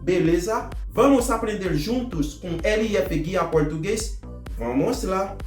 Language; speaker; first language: Portuguese; non-native, fluent; Haitian Creole